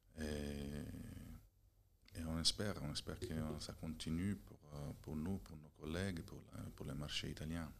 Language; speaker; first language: French; non-native, fluent; Italian